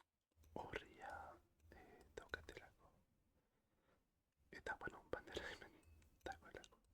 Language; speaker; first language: Basque; non-native, learner; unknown